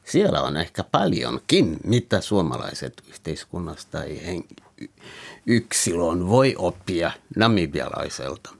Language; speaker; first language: Finnish; non-native, fluent; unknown